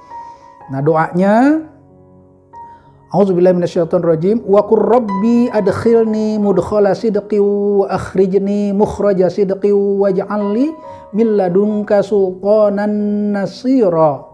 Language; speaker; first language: Indonesian; native; Indonesian